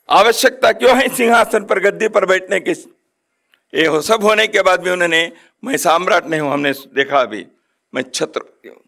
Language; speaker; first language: Hindi; non-native, local second language; Kannada